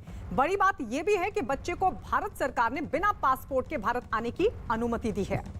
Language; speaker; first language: Hindi; native; Hindi